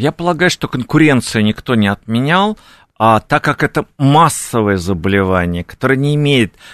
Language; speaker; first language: Russian; native; Russian